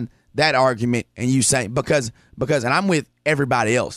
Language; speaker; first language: English; native; English